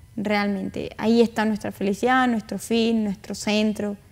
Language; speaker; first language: Spanish; native; Spanish